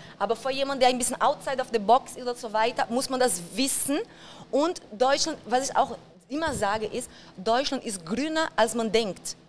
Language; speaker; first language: German; non-native, fluent; Portuguese